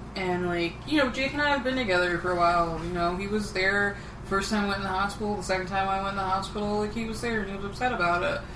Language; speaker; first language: English; native; English